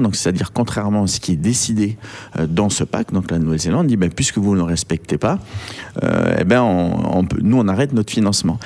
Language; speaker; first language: French; native; French